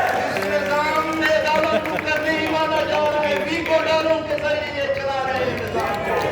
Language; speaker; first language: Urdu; non-native, local second language; Pashto